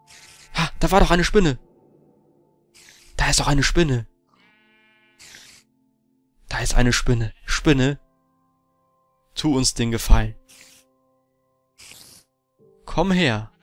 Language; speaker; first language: German; native; German